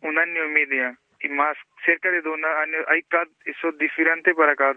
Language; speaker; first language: Spanish; non-native, learner; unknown